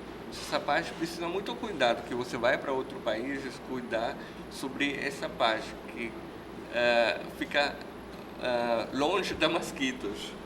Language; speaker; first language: Portuguese; non-native, learner; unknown